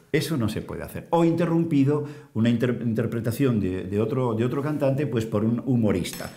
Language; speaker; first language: Spanish; native; Spanish